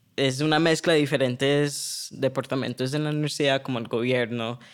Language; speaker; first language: Spanish; early bilingual, heritage; Spanish